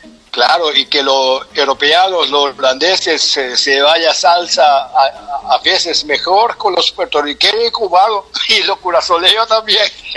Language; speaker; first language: Spanish; non-native, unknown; Papiamento